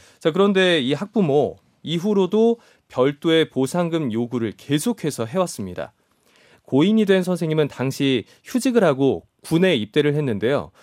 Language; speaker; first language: Korean; native; Korean